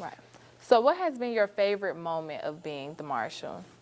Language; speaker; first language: English; native; English